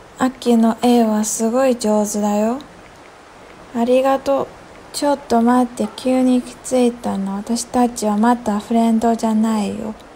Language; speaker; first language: Japanese; non-native, learner; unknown